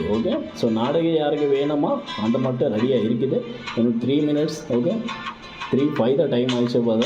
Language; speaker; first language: Tamil; non-native, learner; Kannada